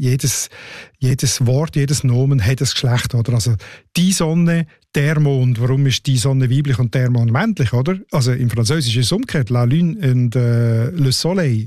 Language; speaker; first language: German; native; German